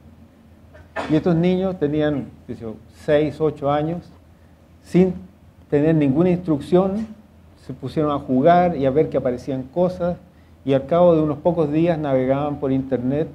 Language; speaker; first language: Spanish; native; Spanish